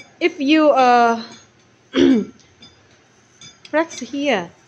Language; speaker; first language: English; non-native, learner; Chinese